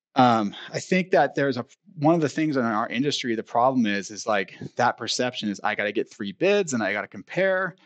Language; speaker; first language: English; native; English